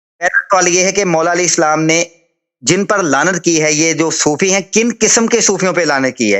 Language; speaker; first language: Urdu; non-native, local second language; Punjabi